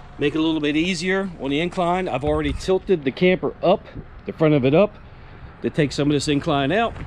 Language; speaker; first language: English; native; English